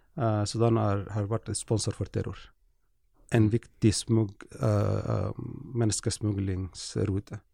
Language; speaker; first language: Norwegian; non-native, fluent; Arabic